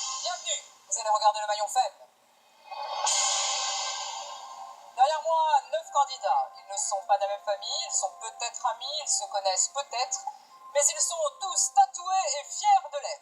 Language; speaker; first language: French; native; French